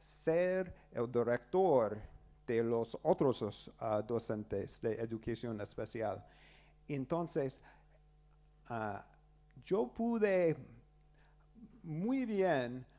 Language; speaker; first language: Spanish; non-native, learner; English